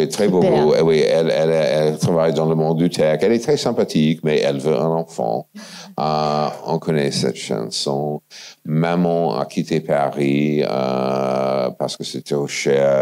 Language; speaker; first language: French; non-native, fluent; English